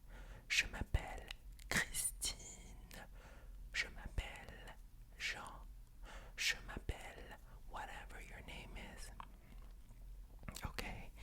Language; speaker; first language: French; non-native, fluent; English